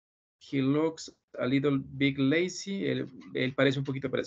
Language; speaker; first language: Spanish; native; Spanish